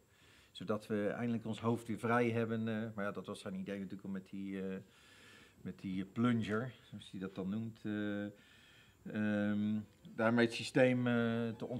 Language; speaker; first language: Dutch; native; Dutch